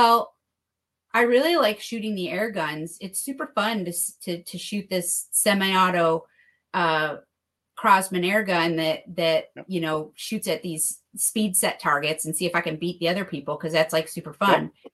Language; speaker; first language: English; native; English